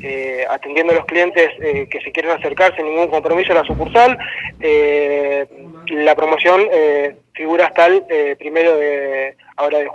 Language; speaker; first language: Spanish; native; Spanish